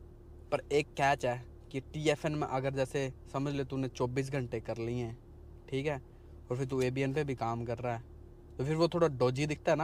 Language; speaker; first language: Hindi; native; Hindi